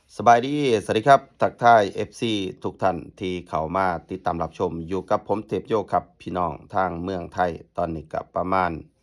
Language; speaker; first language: Thai; native; Thai